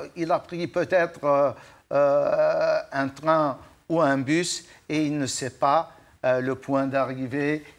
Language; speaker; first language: French; non-native, local second language; Arabic